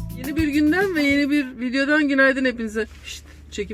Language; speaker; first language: Turkish; native; Turkish